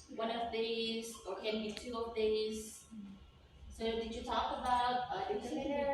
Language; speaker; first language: English; non-native, fluent; Indonesian